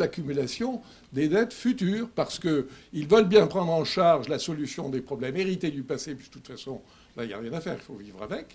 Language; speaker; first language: French; native; French